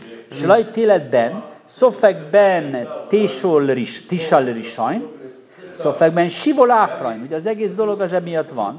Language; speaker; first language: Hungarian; native; Hungarian